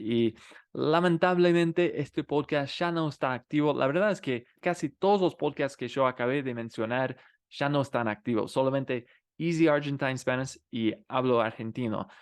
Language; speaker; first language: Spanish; non-native, fluent; English